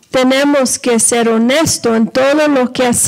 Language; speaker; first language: Spanish; early bilingual, heritage; Spanish